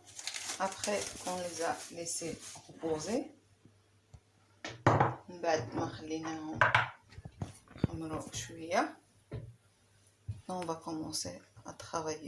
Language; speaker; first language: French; non-native, local second language; Arabic